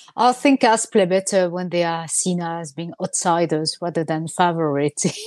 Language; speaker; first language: English; non-native, fluent; French